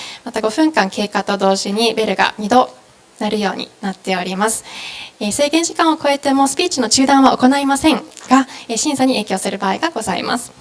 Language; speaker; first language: Japanese; native; Japanese